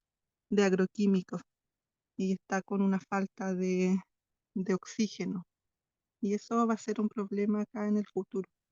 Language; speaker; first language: Spanish; non-native, local second language; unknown